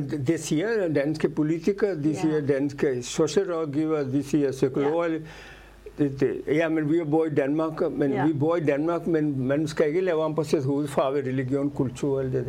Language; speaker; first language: Danish; non-native, fluent; Urdu